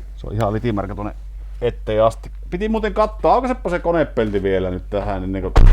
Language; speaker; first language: Finnish; early bilingual, heritage; Finnish